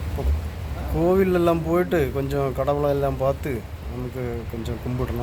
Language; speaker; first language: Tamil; non-native, local second language; Malayalam